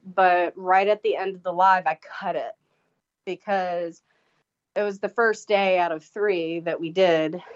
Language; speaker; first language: English; native; English